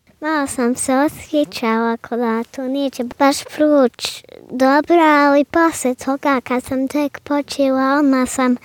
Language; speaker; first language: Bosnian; early bilingual, heritage; Bosnian